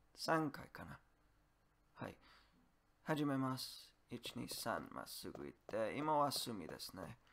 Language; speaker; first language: Japanese; non-native, learner; English